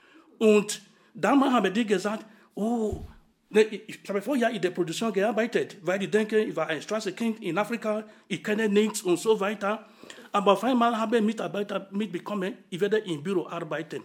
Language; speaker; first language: German; non-native, fluent; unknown